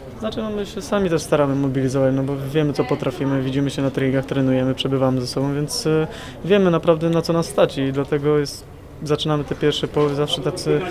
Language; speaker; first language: Polish; native; Polish